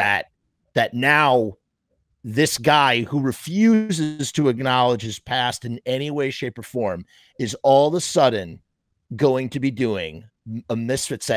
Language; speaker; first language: English; native; English